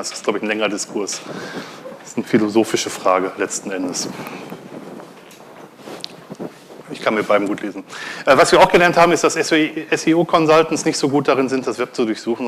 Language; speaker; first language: German; native; German